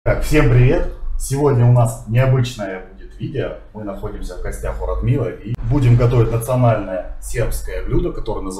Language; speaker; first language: Russian; native; Russian